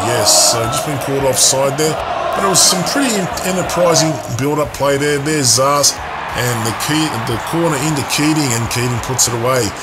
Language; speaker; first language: English; native; English